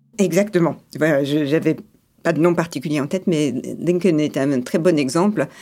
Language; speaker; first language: French; early bilingual, other home language; English